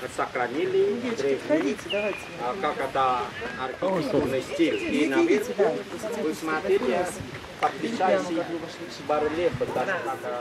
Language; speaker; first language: Russian; non-native, learner; Khmer